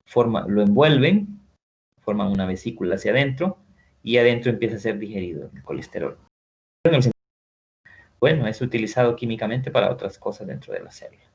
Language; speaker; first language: Spanish; native; Spanish